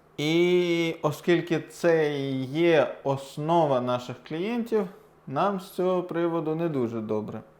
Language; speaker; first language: Ukrainian; non-native, local second language; Russian